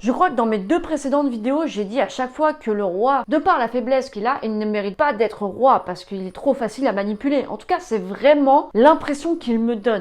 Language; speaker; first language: French; native; French